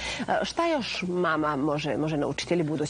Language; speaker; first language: Serbian; native; Serbian